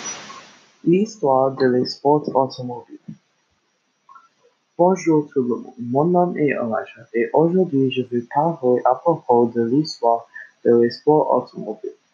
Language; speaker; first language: French; non-native, learner; English